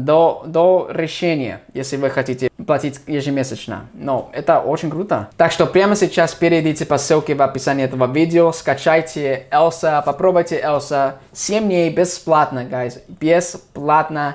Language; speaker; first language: Russian; non-native, fluent; English